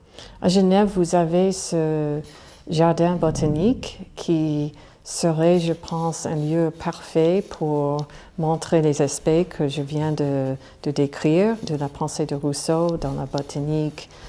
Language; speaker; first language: French; non-native, fluent; English